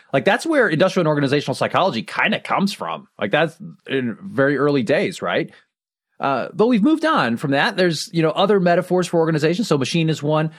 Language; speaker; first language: English; native; English